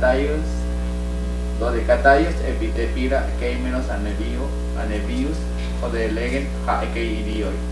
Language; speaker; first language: Greek; non-native, learner; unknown